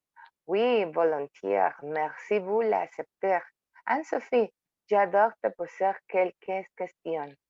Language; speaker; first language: French; non-native, learner; Spanish